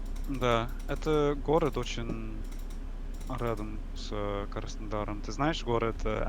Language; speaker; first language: Russian; non-native, learner; English